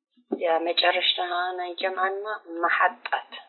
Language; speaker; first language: Arabic; non-native, learner; Tigrinya